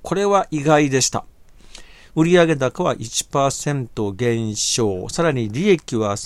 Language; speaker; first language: Japanese; native; Japanese